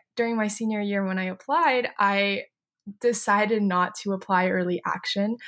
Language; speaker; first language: English; non-native, fluent; Chinese